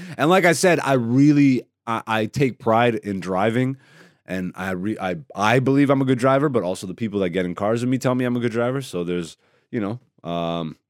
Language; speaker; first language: English; non-native, fluent; Greek